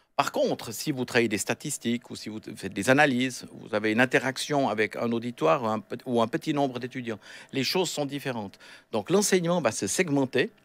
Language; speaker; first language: French; native; French